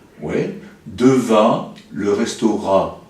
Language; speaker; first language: French; native; French